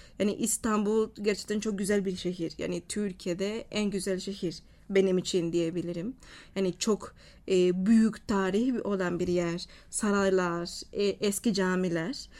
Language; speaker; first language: Turkish; non-native, fluent; Spanish